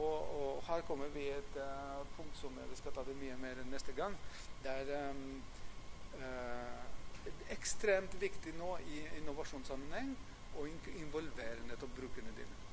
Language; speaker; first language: Norwegian; non-native, fluent; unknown